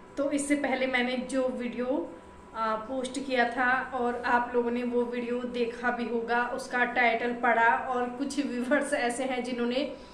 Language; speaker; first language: Hindi; native; Hindi